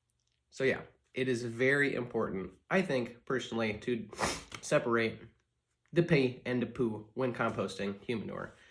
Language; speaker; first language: English; native; English